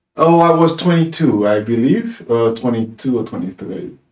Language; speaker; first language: English; non-native, fluent; Haitian Creole